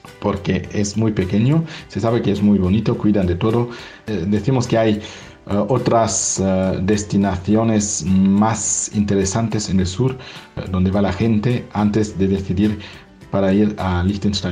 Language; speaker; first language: Spanish; non-native, fluent; German